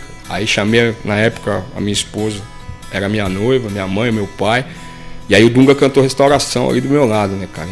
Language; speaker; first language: Portuguese; native; Portuguese